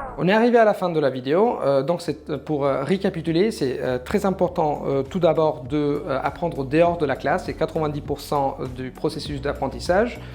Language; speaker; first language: French; non-native, fluent; Italian